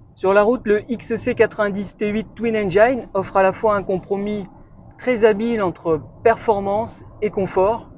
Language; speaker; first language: French; native; French